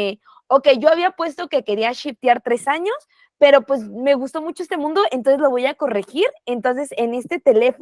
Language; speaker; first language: Spanish; native; Spanish